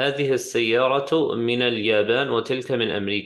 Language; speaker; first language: Arabic; non-native, fluent; English